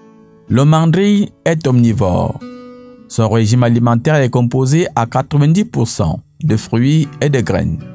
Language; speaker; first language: French; native; French